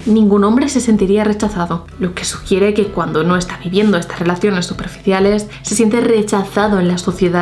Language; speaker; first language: Spanish; native; Spanish